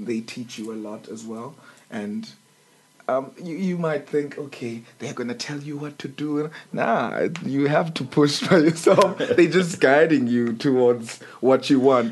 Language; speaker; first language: English; non-native, local second language; Xhosa